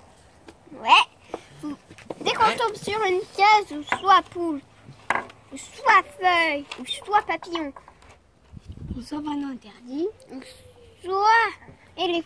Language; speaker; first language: French; native; French